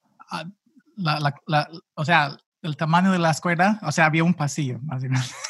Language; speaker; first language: Spanish; non-native, fluent; English